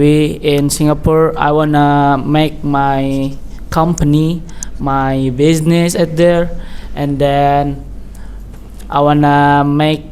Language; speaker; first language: English; non-native, learner; Indonesian